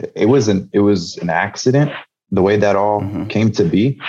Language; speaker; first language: English; native; English